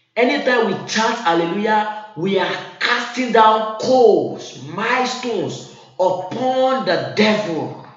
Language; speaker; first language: English; non-native, local second language; Yoruba